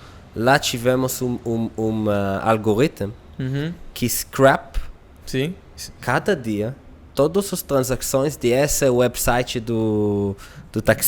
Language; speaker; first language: Portuguese; non-native, learner; Hebrew